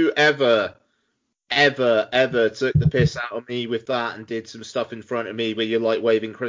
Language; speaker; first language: English; native; English